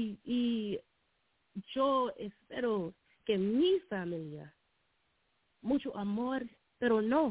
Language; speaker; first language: Spanish; non-native, learner; English